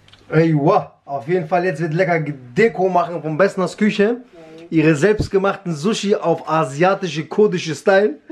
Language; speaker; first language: German; early bilingual, other home language; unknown